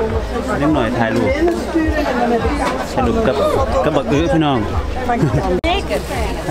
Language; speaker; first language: Dutch; non-native, learner; Thai